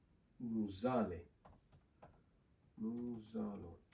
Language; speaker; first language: French; non-native, learner; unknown